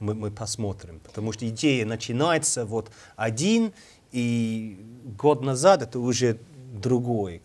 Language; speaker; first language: Russian; non-native, learner; English